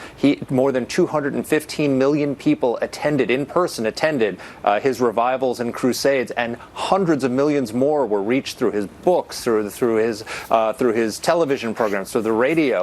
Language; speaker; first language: English; native; English